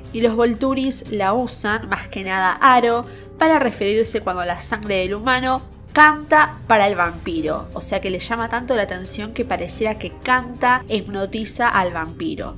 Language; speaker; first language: Spanish; native; Spanish